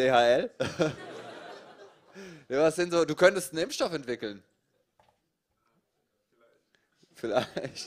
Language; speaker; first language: German; native; German